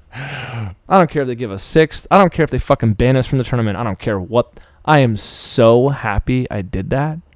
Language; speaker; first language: English; early bilingual, other home language; Persian